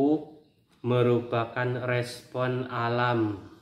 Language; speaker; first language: Indonesian; native; Indonesian